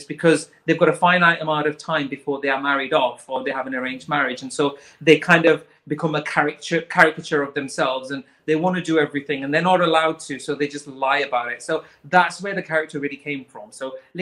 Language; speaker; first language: English; native; English